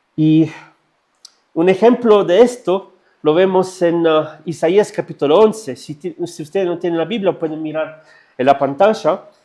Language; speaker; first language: Spanish; non-native, fluent; Italian